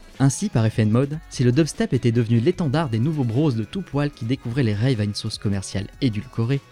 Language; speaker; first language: French; native; French